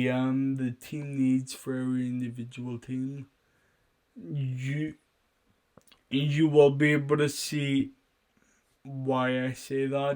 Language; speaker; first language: English; native; English